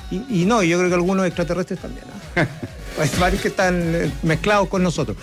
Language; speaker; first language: Spanish; native; Spanish